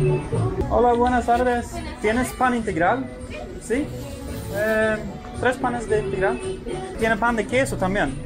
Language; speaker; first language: Spanish; non-native, learner; Swedish